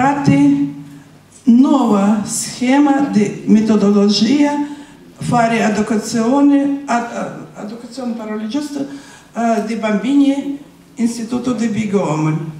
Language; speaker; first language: Italian; non-native, learner; Russian